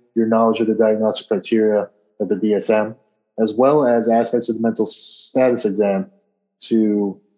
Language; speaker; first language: English; native; English